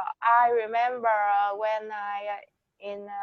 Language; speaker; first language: English; non-native, learner; Vietnamese